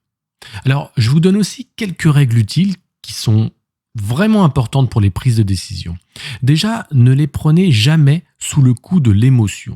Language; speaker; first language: French; native; French